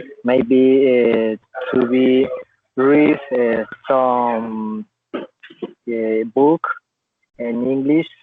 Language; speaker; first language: English; non-native, learner; Spanish